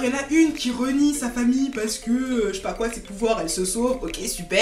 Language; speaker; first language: French; native; French